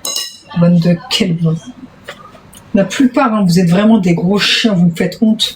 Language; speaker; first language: French; native; French